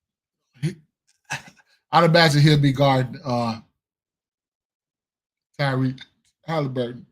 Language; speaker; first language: English; native; English